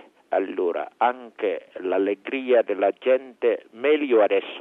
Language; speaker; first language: Italian; non-native, learner; Indonesian